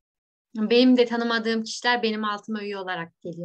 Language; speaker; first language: Turkish; non-native, fluent; Korean